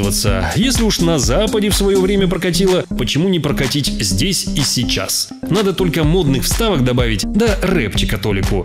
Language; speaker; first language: Russian; native; Russian